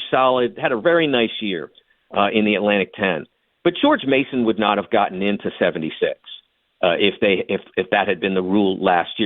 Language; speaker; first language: English; native; English